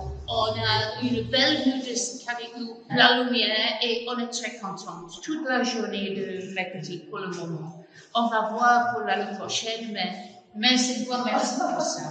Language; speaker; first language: French; non-native, fluent; English